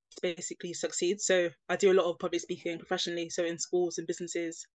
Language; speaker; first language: English; native; English